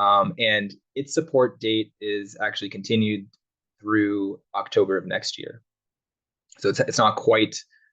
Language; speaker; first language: English; native; English